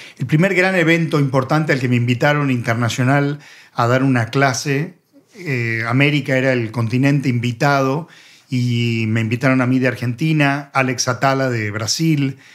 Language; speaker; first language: Spanish; native; Spanish